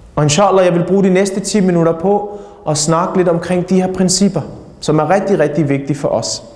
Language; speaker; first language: Danish; early bilingual, other home language; Urdu